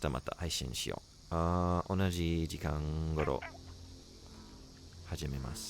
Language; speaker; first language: Japanese; non-native, learner; English